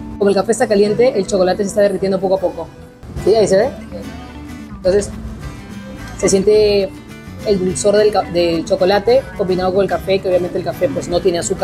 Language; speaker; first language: Spanish; native; Spanish